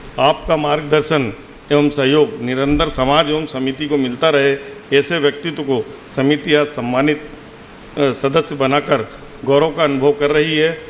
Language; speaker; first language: Hindi; native; Hindi